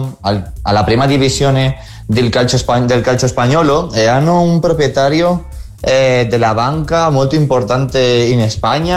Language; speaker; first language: Italian; non-native, fluent; Spanish